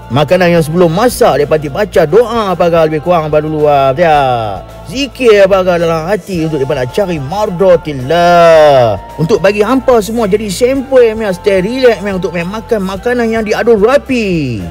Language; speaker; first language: Malay; native; Malay